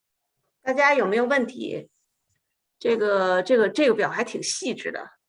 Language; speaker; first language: Chinese; native; Chinese